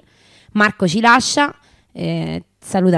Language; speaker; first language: Italian; native; Italian